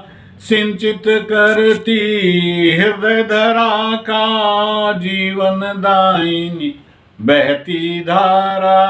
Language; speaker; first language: Hindi; native; Hindi